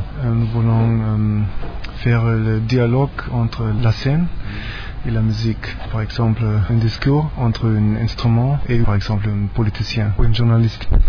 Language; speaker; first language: French; non-native, learner; German